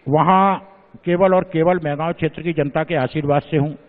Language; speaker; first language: Hindi; native; Hindi